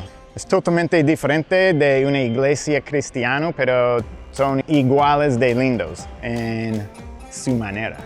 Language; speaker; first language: Spanish; non-native, fluent; English